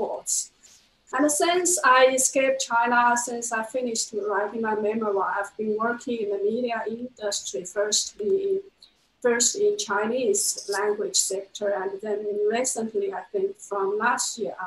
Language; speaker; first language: English; non-native, fluent; Chinese